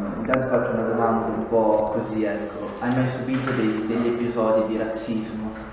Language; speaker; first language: Italian; native; Italian